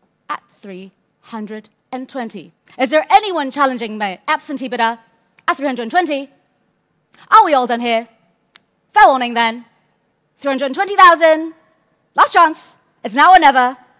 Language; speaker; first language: English; non-native, local second language; Cantonese